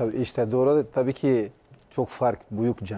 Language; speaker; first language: Turkish; non-native, learner; Portuguese